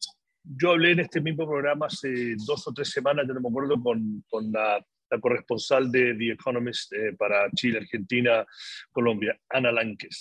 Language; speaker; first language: Spanish; native; Spanish